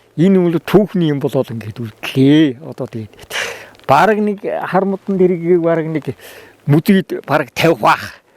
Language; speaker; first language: Mongolian; native; Mongolian